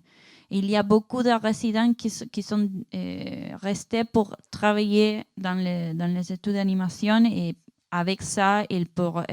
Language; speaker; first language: French; non-native, learner; Spanish